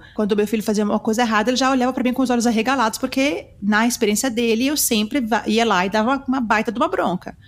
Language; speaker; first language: Portuguese; early bilingual, heritage; Portuguese